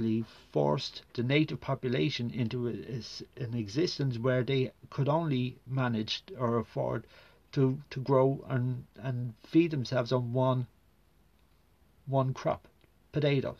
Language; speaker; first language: English; native; English